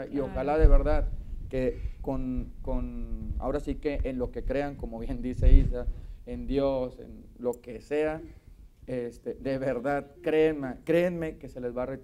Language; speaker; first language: Spanish; native; Spanish